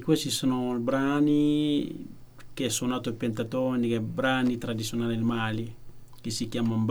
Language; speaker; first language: Italian; non-native, learner; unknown